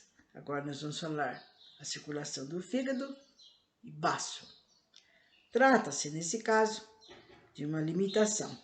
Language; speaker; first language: Portuguese; native; Portuguese